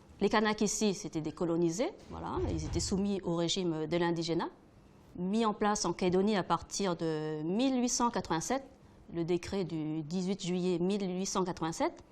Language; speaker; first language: French; native; French